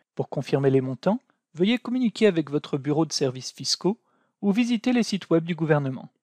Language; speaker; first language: French; native; French